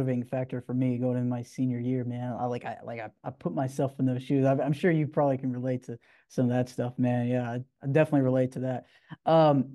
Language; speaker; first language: English; native; English